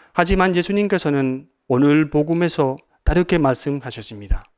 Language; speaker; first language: Korean; non-native, fluent; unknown